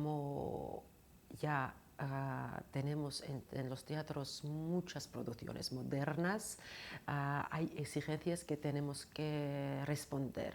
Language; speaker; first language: Spanish; non-native, fluent; Georgian